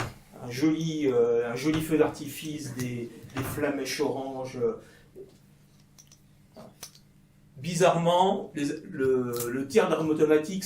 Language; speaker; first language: French; native; French